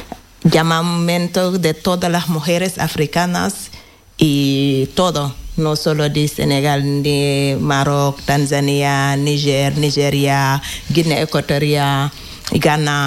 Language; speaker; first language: Spanish; non-native, learner; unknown